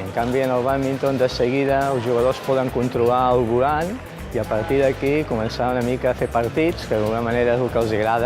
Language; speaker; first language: Catalan; native; Catalan